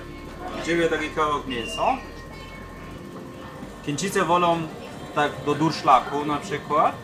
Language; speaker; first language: Polish; non-native, fluent; Chinese